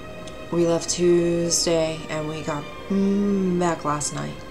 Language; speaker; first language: English; native; English